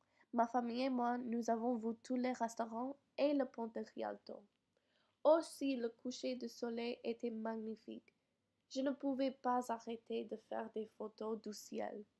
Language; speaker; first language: French; non-native, learner; English